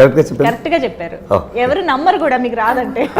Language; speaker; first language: Telugu; native; Telugu